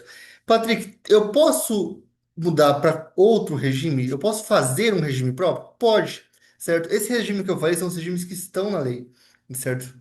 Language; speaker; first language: Portuguese; native; Portuguese